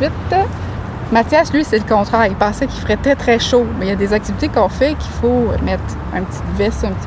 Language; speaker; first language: French; native; French